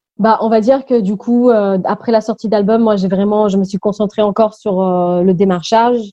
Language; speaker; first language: French; early bilingual, other home language; English